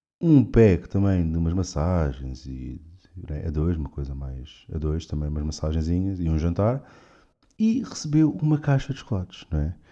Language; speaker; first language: Portuguese; native; Portuguese